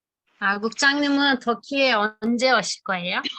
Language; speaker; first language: Korean; non-native, learner; Turkish